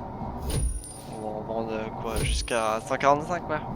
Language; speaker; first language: French; native; French